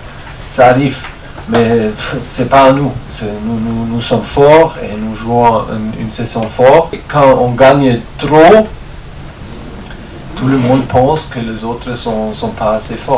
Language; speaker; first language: French; non-native, learner; German